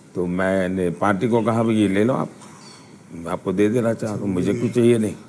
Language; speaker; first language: Hindi; non-native, local second language; Gujarati